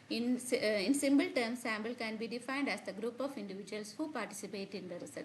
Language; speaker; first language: English; non-native, local second language; Malayalam